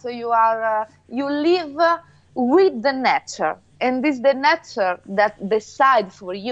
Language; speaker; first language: English; non-native, fluent; Italian